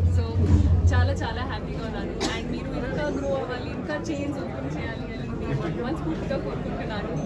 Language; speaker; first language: Telugu; non-native, learner; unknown